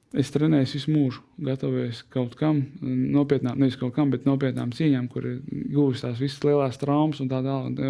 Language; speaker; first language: Latvian; native; Latvian